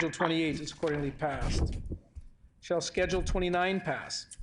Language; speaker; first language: English; native; English